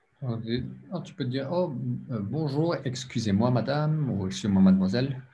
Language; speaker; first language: French; non-native, learner; English